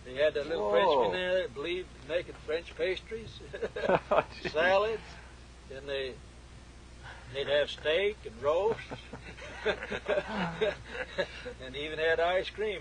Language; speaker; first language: English; native; English